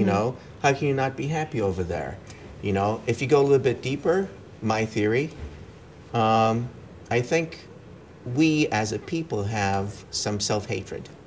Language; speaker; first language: English; early bilingual, other home language; Romanian